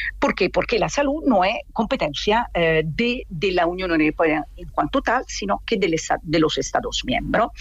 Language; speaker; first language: Spanish; non-native, fluent; Italian